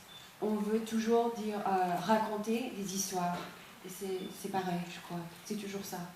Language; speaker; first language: French; non-native, fluent; English